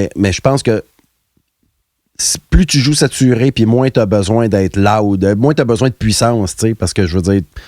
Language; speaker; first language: French; native; French